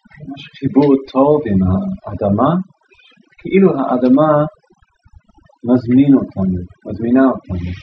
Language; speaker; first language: Hebrew; non-native, fluent; English